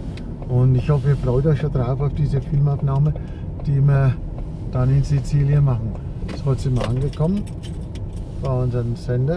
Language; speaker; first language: German; native; German